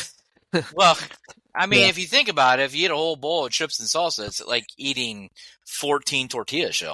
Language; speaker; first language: English; native; English